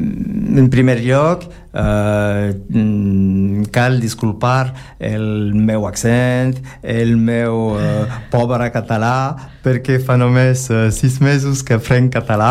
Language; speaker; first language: Catalan; non-native, learner; French